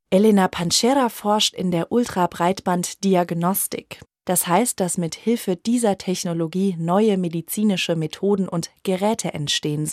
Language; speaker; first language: German; native; German